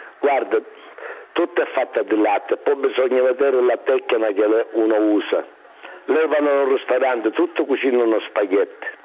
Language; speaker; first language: Italian; native; Italian